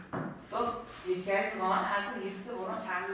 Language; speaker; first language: Turkish; non-native, learner; Uzbek